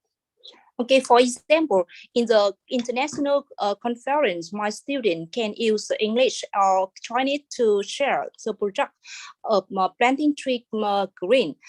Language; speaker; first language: English; non-native, fluent; Vietnamese